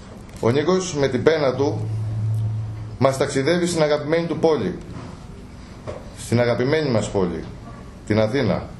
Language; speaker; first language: Greek; native; Greek